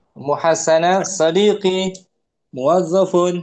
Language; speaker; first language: Arabic; non-native, fluent; Indonesian